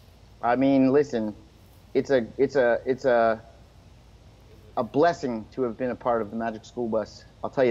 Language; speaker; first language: English; native; English